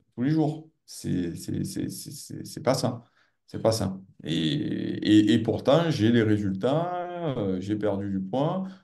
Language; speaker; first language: French; native; French